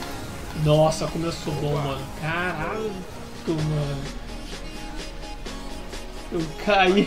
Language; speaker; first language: Portuguese; native; Portuguese